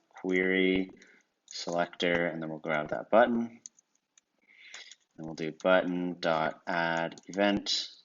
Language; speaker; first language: English; native; English